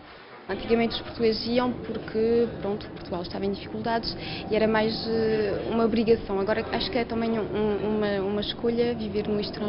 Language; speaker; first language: Portuguese; early bilingual, heritage; Portuguese